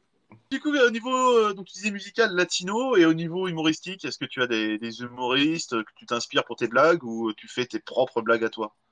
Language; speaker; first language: French; native; French